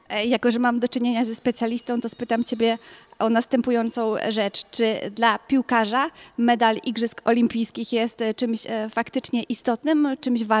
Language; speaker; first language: Polish; native; Polish